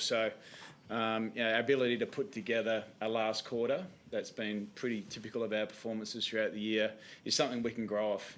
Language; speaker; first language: English; native; English